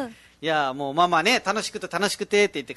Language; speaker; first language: Japanese; non-native, fluent; Nepali